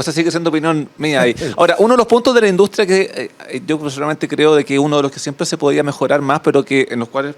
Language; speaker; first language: Spanish; native; Spanish